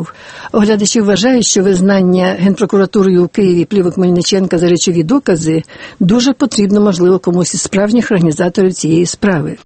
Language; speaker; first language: Ukrainian; native; Ukrainian